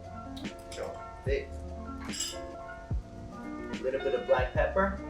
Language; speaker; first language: English; native; English